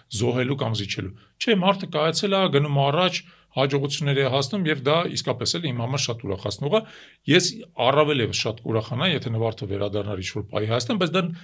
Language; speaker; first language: Armenian; native; Armenian